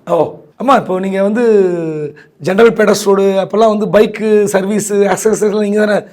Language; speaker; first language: Tamil; native; Tamil